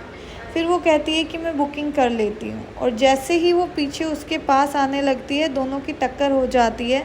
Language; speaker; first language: Hindi; native; Hindi